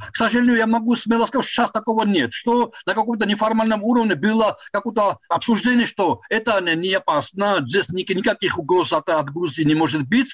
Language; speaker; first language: Russian; non-native, local second language; Georgian